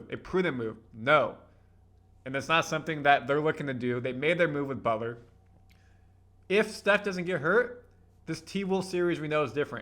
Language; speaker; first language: English; native; English